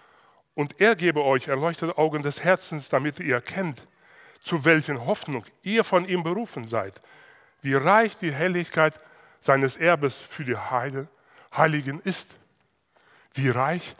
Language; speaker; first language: German; non-native, fluent; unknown